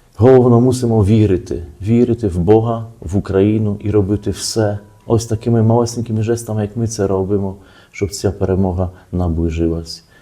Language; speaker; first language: Ukrainian; early bilingual, heritage; Ukrainian